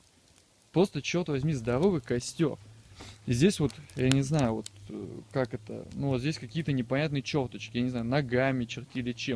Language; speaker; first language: Russian; native; Russian